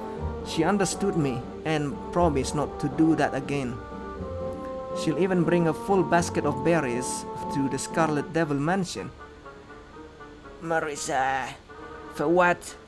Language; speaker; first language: English; non-native, fluent; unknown